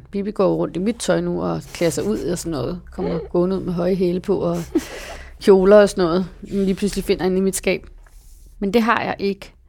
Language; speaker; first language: Danish; early bilingual, other home language; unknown